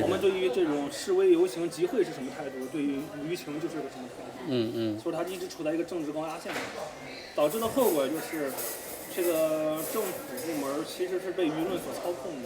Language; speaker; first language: Chinese; native; Chinese